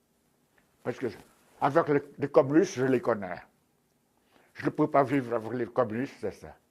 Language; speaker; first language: French; non-native, fluent; Vietnamese